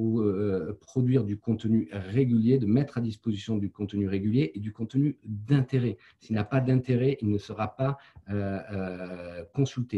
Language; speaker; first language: French; native; French